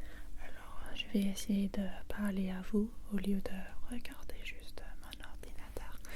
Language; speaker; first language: French; non-native, fluent; English